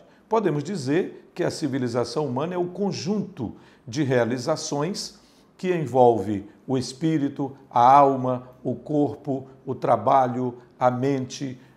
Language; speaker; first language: Portuguese; native; Portuguese